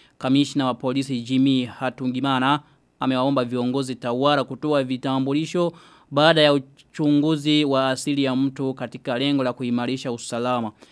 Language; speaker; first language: Swahili; non-native, local second language; Rundi